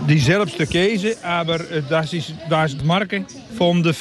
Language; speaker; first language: German; non-native, learner; Dutch